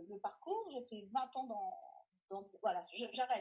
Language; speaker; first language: French; native; French